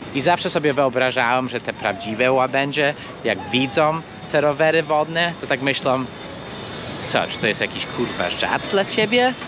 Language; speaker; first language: Polish; non-native, fluent; English